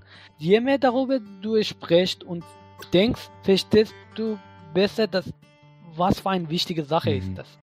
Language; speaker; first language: German; non-native, fluent; Persian